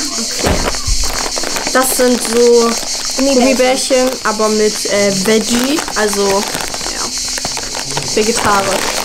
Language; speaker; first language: German; native; German